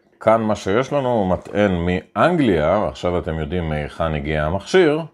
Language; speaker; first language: Hebrew; native; Hebrew